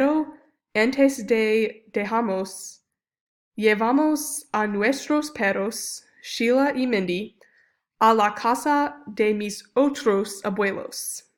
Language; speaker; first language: Spanish; non-native, learner; English